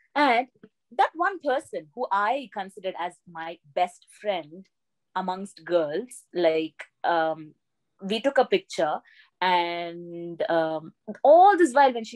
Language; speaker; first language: English; non-native, local second language; Malayalam